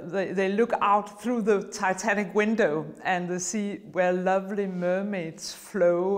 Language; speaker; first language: English; non-native, fluent; Danish